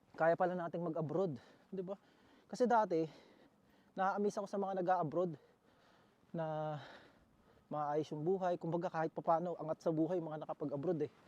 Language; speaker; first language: Filipino; native; Filipino